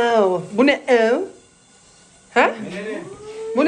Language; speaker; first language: Turkish; early bilingual, heritage; Dutch